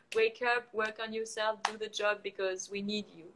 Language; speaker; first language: English; non-native, fluent; French